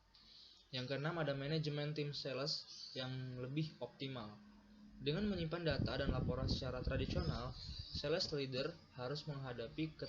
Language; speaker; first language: Indonesian; native; Indonesian